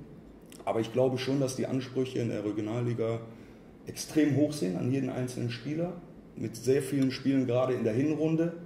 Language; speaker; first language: German; native; German